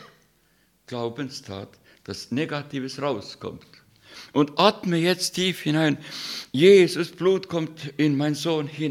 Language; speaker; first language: German; non-native, learner; Russian